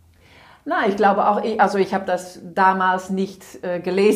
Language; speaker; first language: German; non-native, fluent; Dutch